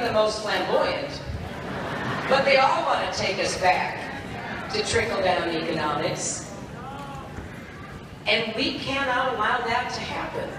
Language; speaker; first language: English; native; English